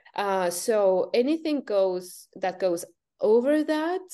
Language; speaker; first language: English; non-native, fluent; Estonian